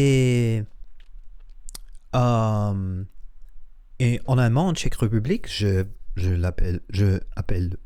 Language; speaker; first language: French; non-native, learner; Spanish